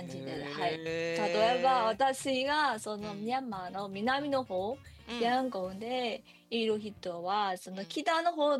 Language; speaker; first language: Japanese; non-native, learner; Burmese